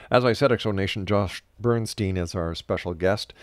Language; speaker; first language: English; native; English